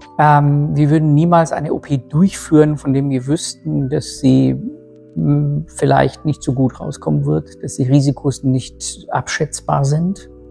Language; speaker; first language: German; early bilingual, other home language; Persian